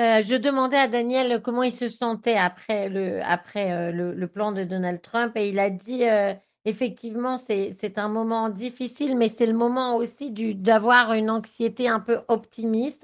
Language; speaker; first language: French; native; French